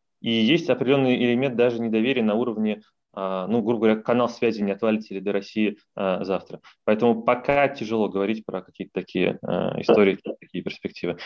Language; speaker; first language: Russian; native; Russian